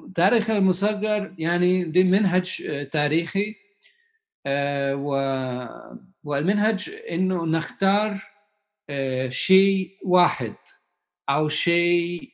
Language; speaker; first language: Arabic; non-native, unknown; Hungarian